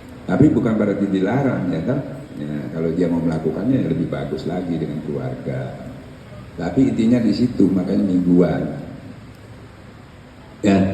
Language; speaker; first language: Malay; non-native, local second language; Javanese